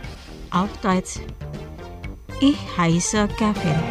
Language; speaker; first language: German; non-native, fluent; Indonesian